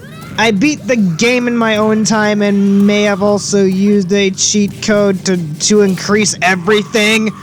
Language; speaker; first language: English; native; English